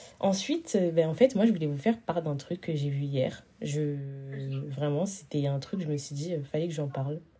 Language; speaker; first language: French; early bilingual, other home language; Wolof